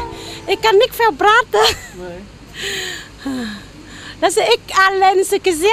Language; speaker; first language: Dutch; non-native, learner; Vietnamese